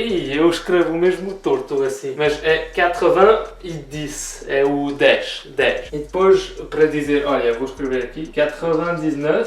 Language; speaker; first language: Portuguese; early bilingual, heritage; Portuguese